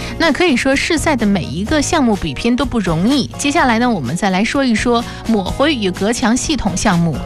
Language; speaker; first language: Chinese; native; Chinese